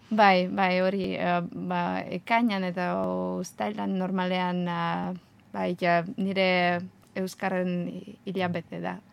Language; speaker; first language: Basque; non-native, learner; Ukrainian